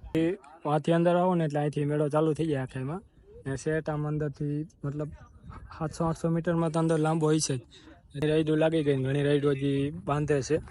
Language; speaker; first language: Gujarati; native; Gujarati